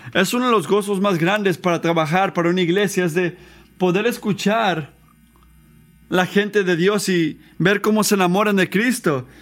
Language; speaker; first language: Spanish; non-native, fluent; English